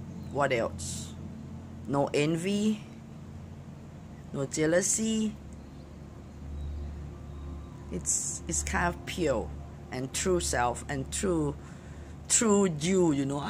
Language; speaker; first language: English; non-native, fluent; Thai